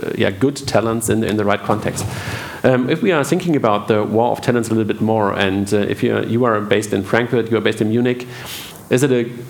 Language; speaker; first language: English; non-native, fluent; German